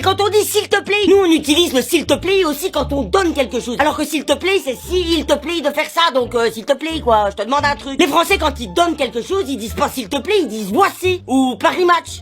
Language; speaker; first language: French; native; French